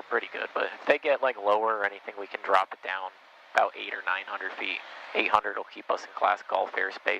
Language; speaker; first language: English; native; English